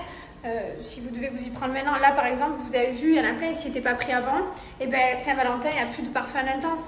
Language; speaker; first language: French; native; French